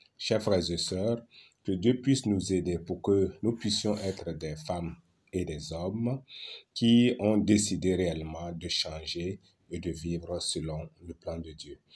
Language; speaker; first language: French; non-native, local second language; Lingala